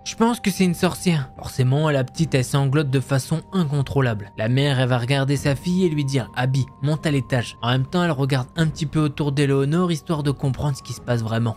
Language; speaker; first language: French; native; French